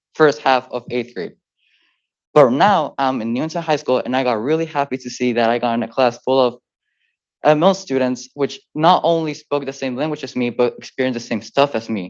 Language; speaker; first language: English; early bilingual, other home language; Spanish